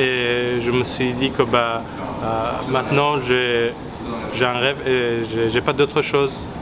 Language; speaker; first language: French; non-native, fluent; Persian